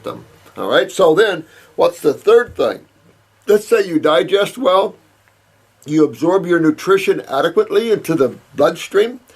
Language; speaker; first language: English; native; English